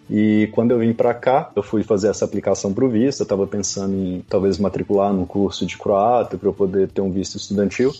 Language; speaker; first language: Portuguese; native; Portuguese